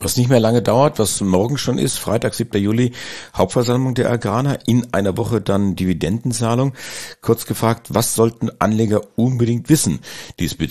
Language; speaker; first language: German; native; German